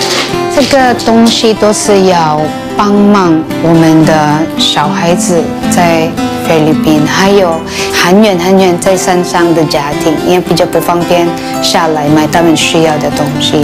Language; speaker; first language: Chinese; non-native, fluent; Cebuano